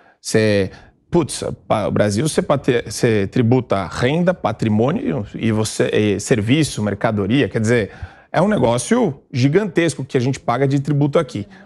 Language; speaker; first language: Portuguese; native; Portuguese